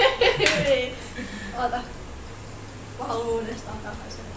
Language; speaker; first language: Finnish; native; Finnish